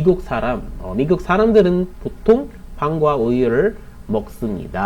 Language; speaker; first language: Korean; non-native, learner; Filipino